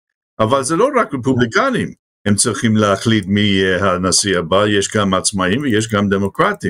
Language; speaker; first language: Hebrew; non-native, fluent; English